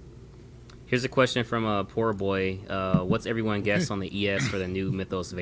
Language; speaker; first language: English; native; English